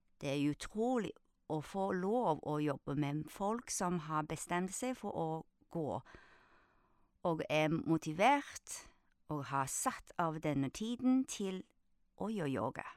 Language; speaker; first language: Norwegian; non-native, fluent; Chinese